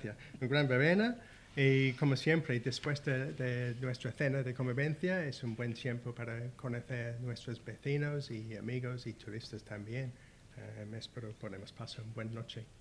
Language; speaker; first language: Spanish; non-native, learner; English